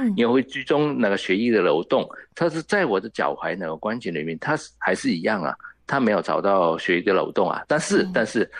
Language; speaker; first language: Chinese; non-native, local second language; Cantonese